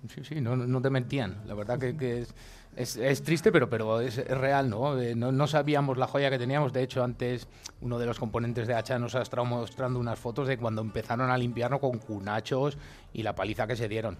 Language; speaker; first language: Spanish; native; Spanish